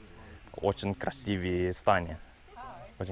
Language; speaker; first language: Russian; non-native, learner; Norwegian